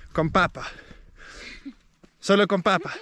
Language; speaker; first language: Spanish; non-native, learner; English